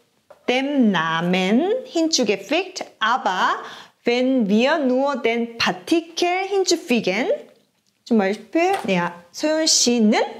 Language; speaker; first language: German; non-native, fluent; Korean